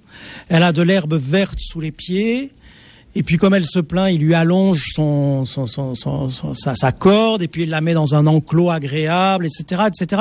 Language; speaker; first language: French; native; French